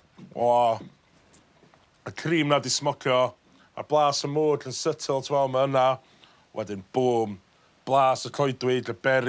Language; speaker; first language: Welsh; native; Welsh